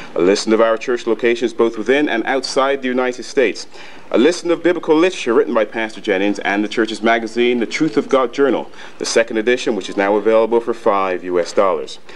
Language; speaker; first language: English; native; English